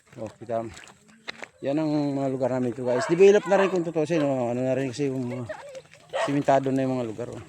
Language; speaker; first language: Filipino; non-native, local second language; Aklanon